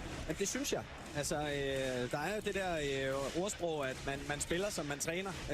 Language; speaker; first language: Danish; native; Danish